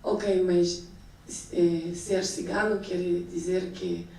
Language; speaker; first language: Portuguese; non-native, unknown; French